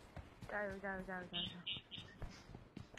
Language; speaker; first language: Chinese; native; Chinese